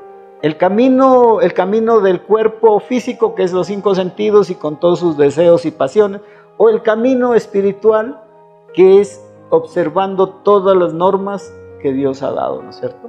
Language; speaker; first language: Spanish; native; Spanish